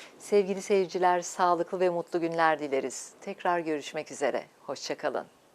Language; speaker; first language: Turkish; native; Turkish